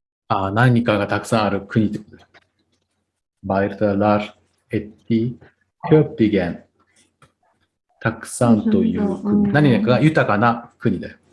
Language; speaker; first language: Japanese; non-native, fluent; Tatar